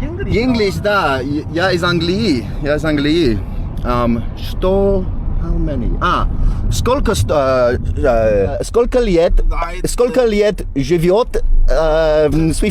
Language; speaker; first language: Russian; non-native, learner; English